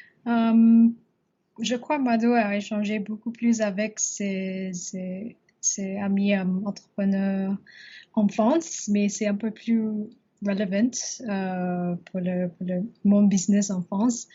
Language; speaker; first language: French; non-native, learner; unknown